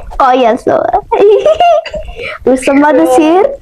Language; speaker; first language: English; non-native, learner; Mongolian